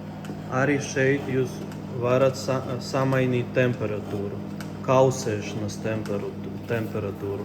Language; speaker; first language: Latvian; non-native, local second language; Russian